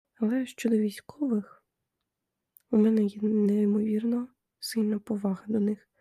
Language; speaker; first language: Ukrainian; non-native, local second language; Russian